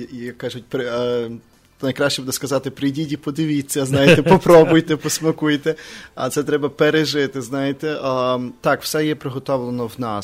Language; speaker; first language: Ukrainian; native; Ukrainian